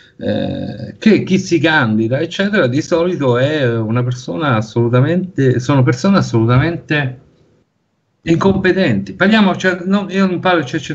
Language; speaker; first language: Italian; native; Italian